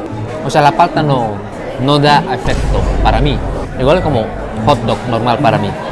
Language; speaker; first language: Spanish; non-native, fluent; Indonesian